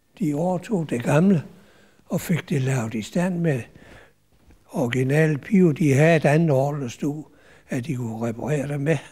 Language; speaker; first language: Danish; native; Danish